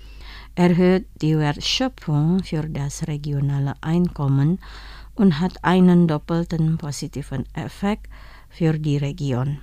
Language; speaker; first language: German; non-native, fluent; Indonesian